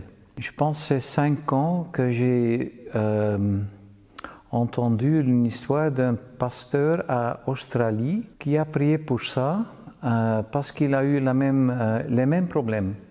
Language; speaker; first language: French; non-native, local second language; Dutch